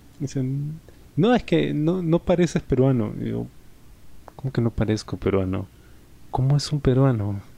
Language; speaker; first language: Spanish; native; Spanish